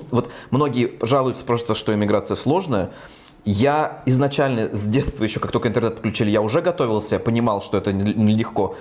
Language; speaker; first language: Russian; native; Russian